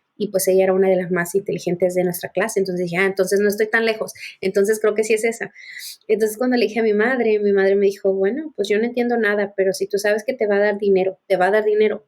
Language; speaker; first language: Spanish; native; Spanish